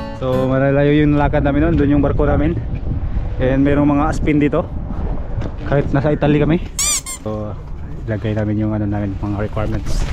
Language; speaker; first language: Filipino; non-native, local second language; Waray